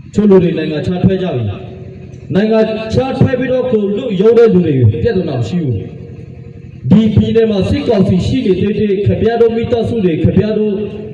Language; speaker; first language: Burmese; non-native, local second language; Western Kayah